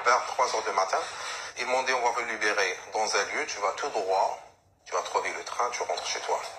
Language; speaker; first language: French; non-native, local second language; Arabic